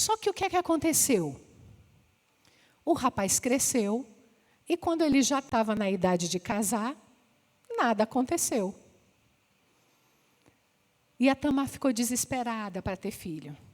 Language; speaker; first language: Portuguese; native; Portuguese